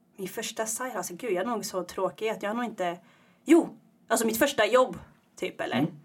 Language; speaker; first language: Swedish; early bilingual, other home language; Tigrinya